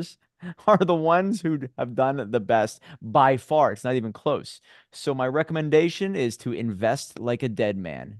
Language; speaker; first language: English; native; English